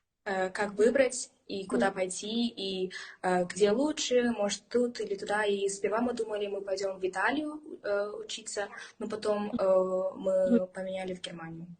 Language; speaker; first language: Russian; early bilingual, heritage; English